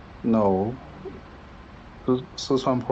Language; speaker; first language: English; non-native, learner; Chinese